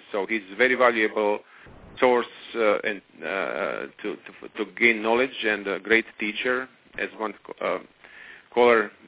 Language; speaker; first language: English; non-native, fluent; Croatian